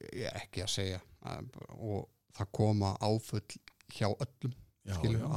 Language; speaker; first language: Icelandic; native; Icelandic